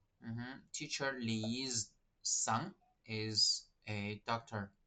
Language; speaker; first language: English; non-native, fluent; Chinese